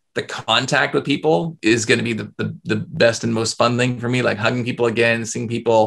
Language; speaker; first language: English; native; English